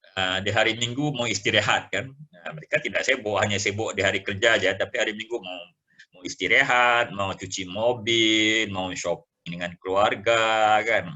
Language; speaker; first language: Malay; native; Malay